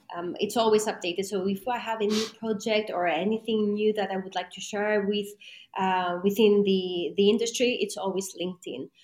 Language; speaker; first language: English; non-native, fluent; Greek